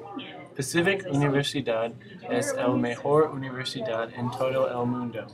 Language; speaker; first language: Spanish; non-native, learner; English